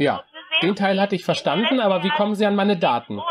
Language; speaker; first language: German; native; German